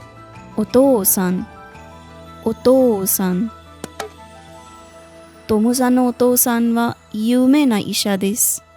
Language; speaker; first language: Japanese; non-native, fluent; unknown